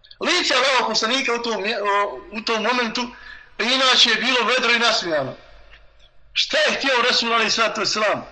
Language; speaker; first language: Bosnian; native; Bosnian